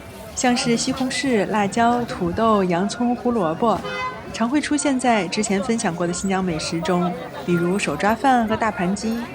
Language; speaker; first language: Chinese; native; Chinese